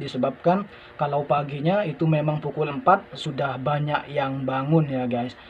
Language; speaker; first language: Indonesian; non-native, local second language; Madurese